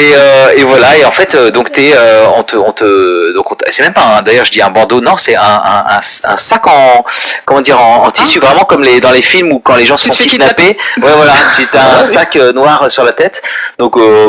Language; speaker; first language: French; native; French